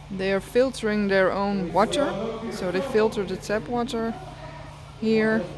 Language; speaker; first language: English; non-native, fluent; Serbian